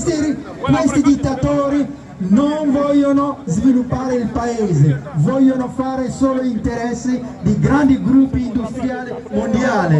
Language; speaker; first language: Italian; non-native, fluent; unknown